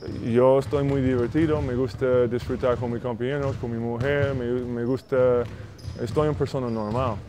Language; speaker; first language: Spanish; non-native, fluent; English